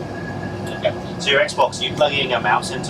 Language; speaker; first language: English; native; English